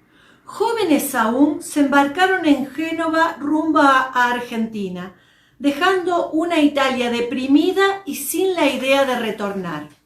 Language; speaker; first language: Spanish; native; Spanish